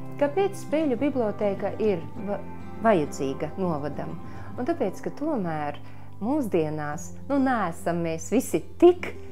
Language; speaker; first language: Latvian; native; Latvian